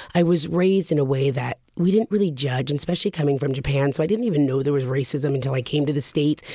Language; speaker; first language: English; early bilingual, other home language; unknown